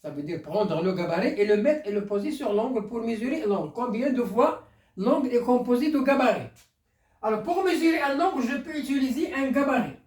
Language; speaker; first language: French; non-native, local second language; Arabic